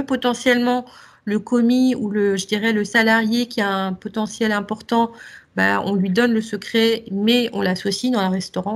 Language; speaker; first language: French; native; French